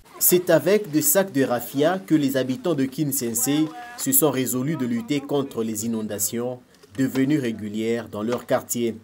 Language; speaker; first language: French; non-native, local second language; Swahili